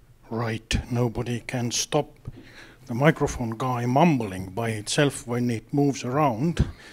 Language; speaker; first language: English; non-native, fluent; Estonian